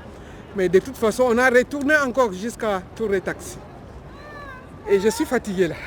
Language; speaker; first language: French; non-native, local second language; Swahili